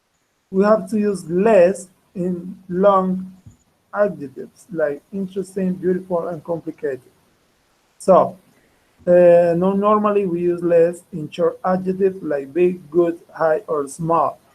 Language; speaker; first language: English; non-native, fluent; Spanish